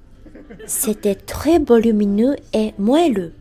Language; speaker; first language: French; non-native, fluent; Japanese